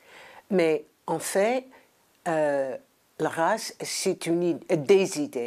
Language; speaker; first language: French; non-native, fluent; English